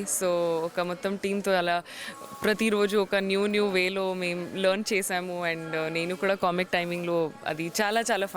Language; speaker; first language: Telugu; non-native, learner; Hindi